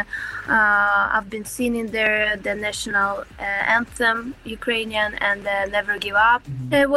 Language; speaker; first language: English; non-native, fluent; Ukrainian